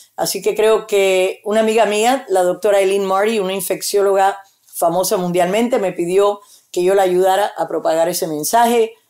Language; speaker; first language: Spanish; early bilingual, heritage; Spanish